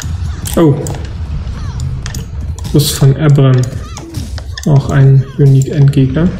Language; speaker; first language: German; native; German